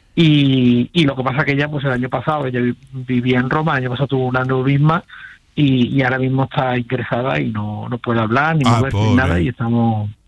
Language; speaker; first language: Spanish; native; Spanish